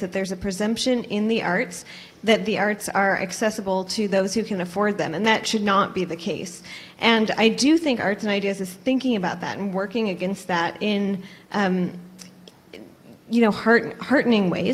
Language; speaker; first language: English; native; English